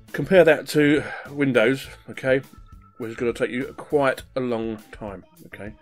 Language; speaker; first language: English; native; English